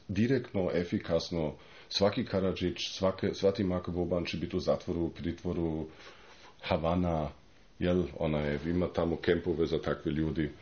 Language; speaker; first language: Croatian; non-native, fluent; German